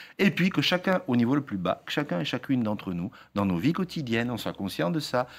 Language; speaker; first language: French; native; French